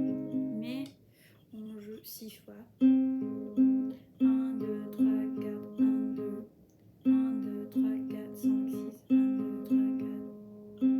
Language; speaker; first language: French; non-native, fluent; Spanish